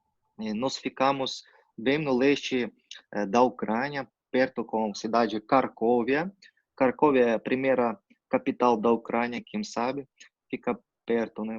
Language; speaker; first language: Portuguese; non-native, fluent; Russian